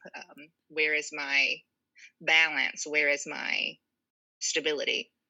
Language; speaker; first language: English; native; English